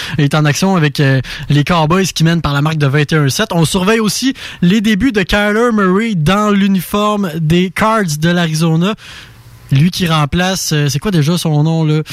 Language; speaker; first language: French; native; French